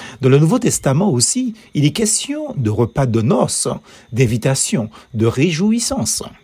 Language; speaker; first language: French; native; French